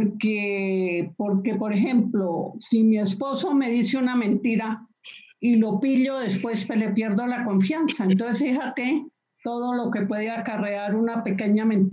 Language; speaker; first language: Spanish; native; Spanish